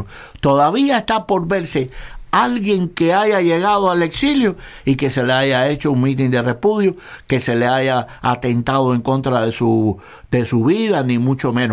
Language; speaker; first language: Spanish; native; Spanish